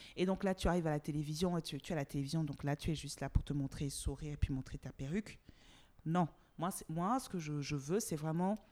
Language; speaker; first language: French; native; French